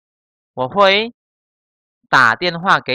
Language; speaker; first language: Chinese; non-native, fluent; Indonesian